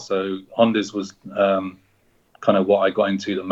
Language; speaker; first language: English; native; English